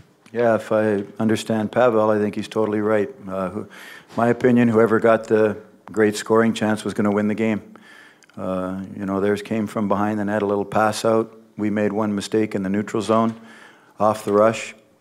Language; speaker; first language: English; native; English